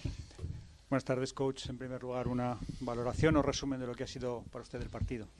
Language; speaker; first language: Spanish; native; Spanish